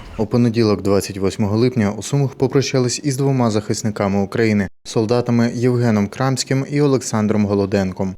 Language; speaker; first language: Ukrainian; native; Ukrainian